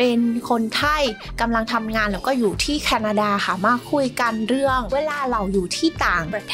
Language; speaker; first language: Thai; non-native, fluent; Vietnamese